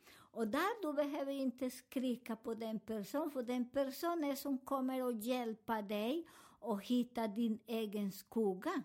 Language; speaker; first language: Swedish; non-native, fluent; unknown